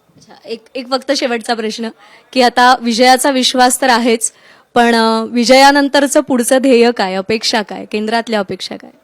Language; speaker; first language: Marathi; native; Marathi